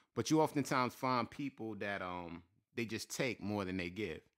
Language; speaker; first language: English; native; English